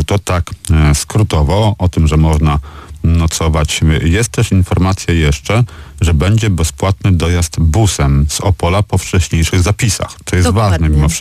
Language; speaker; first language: Polish; native; Polish